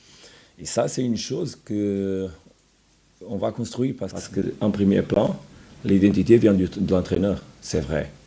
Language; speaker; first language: French; non-native, fluent; Portuguese